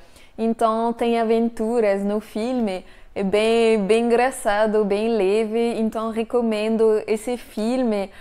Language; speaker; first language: Portuguese; non-native, fluent; French